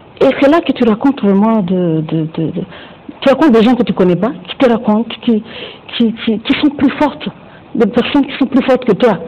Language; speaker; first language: French; non-native, local second language; Kinyarwanda